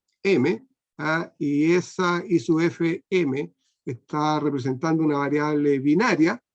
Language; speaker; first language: Spanish; non-native, fluent; Portuguese